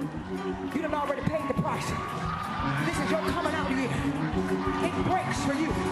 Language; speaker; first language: English; native; English